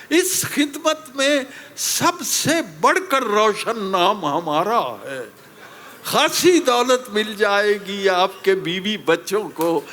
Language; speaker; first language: Urdu; non-native, local second language; Punjabi